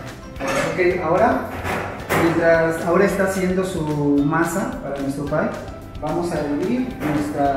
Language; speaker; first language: Spanish; native; Spanish